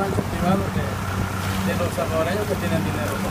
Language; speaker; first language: Spanish; native; Spanish